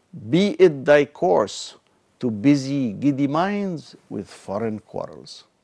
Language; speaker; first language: English; non-native, fluent; Arabic